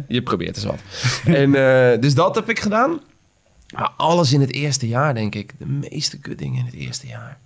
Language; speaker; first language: Dutch; native; Dutch